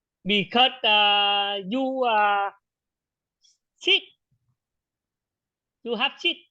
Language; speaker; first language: English; non-native, learner; Vietnamese